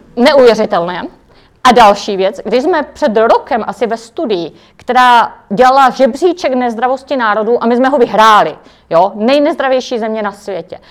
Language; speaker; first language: Czech; native; Czech